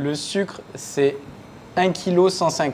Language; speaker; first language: French; native; French